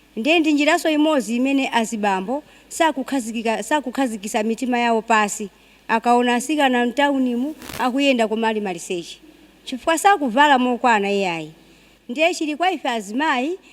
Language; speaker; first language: Nyanja; non-native, local second language; Tumbuka